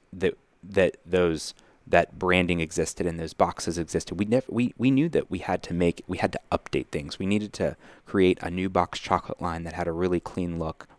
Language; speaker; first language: English; native; English